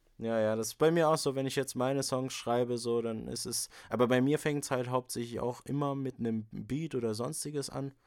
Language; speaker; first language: German; native; German